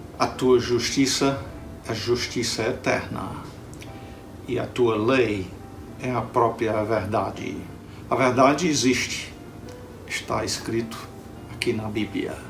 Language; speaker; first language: Portuguese; early bilingual, other home language; English